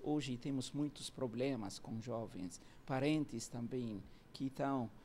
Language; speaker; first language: Portuguese; non-native, fluent; Arabic